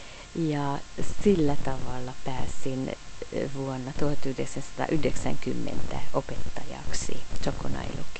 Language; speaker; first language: Finnish; non-native, fluent; Hungarian